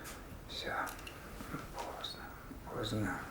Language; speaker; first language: Russian; native; Russian